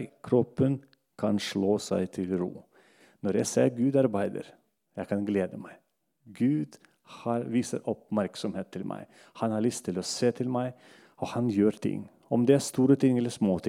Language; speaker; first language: Norwegian; non-native, local second language; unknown